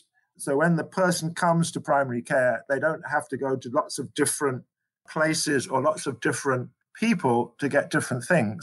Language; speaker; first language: English; native; English